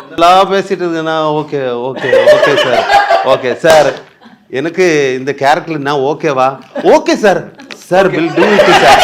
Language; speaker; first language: Tamil; non-native, learner; Malayalam